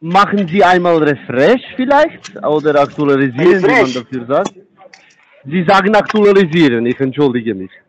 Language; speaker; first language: German; non-native, fluent; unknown